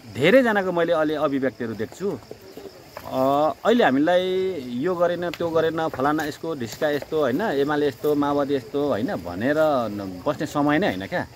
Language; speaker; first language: Nepali; native; Nepali